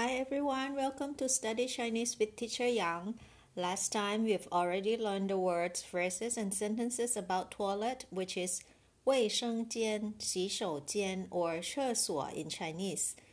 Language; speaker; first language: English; non-native, fluent; Chinese